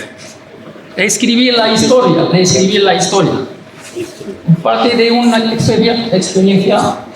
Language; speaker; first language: Spanish; non-native, learner; Arabic